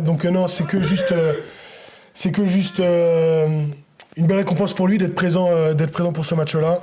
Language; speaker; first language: French; native; French